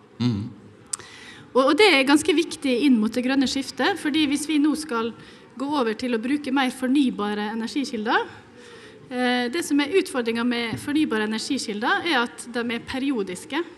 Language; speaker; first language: Norwegian; native; Norwegian